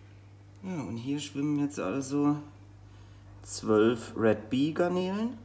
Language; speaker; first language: German; native; German